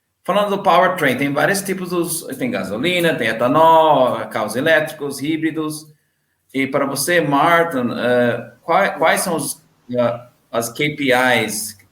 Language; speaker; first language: Portuguese; non-native, learner; English